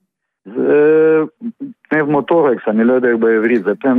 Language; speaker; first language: Hebrew; non-native, fluent; Russian